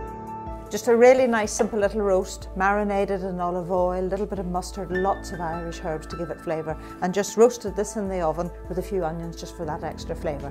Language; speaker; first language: English; native; English